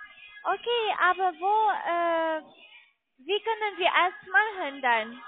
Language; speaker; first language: German; non-native, learner; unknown